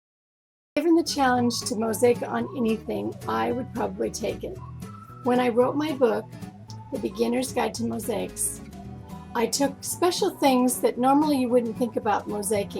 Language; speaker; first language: English; native; English